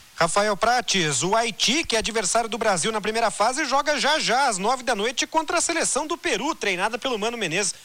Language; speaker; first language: Portuguese; native; Portuguese